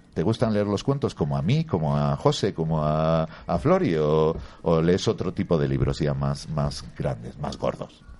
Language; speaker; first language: Spanish; native; Spanish